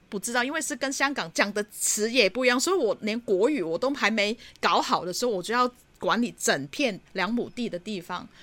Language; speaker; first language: Chinese; non-native, fluent; Cantonese